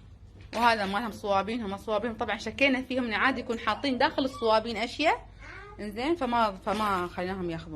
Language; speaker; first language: Arabic; native; Arabic